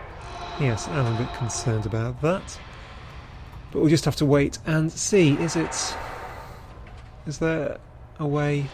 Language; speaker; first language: English; native; English